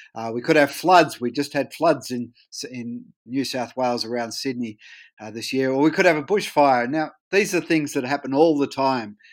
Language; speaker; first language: English; native; English